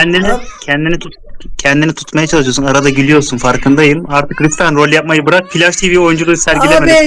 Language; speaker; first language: Turkish; native; Turkish